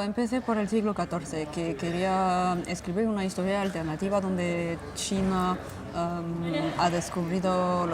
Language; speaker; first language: Spanish; non-native, fluent; French